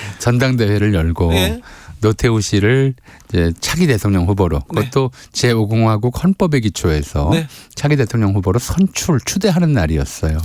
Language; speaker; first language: Korean; native; Korean